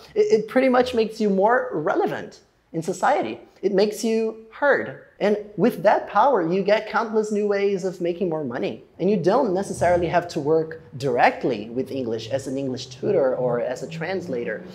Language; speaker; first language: English; non-native, fluent; Portuguese